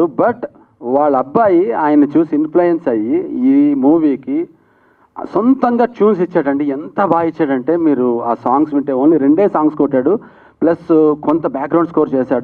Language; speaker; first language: Telugu; native; Telugu